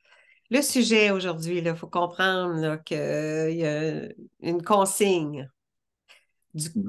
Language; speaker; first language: French; native; French